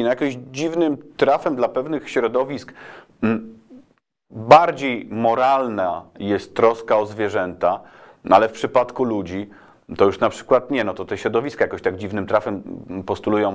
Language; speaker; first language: Polish; native; Polish